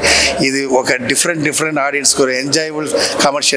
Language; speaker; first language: Telugu; non-native, local second language; Tamil